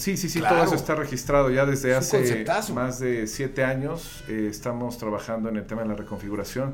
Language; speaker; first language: Spanish; native; Spanish